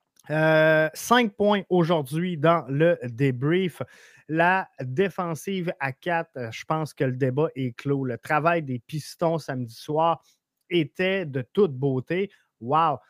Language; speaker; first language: French; native; French